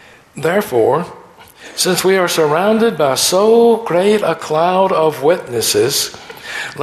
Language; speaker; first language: English; native; English